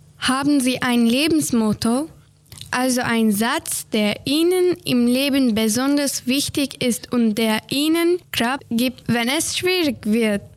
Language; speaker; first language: German; native; German